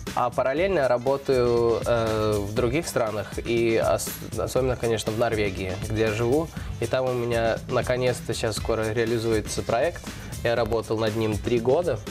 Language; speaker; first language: Russian; early bilingual, heritage; Russian